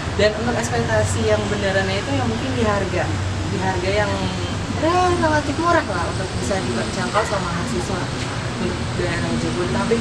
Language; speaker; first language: Indonesian; native; Indonesian